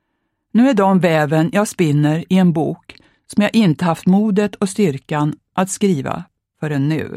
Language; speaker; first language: Swedish; early bilingual, other home language; Hungarian